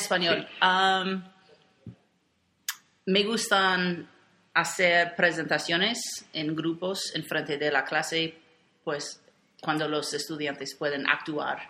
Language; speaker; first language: Spanish; non-native, fluent; English